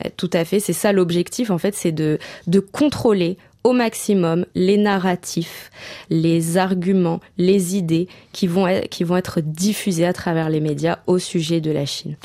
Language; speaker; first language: French; native; French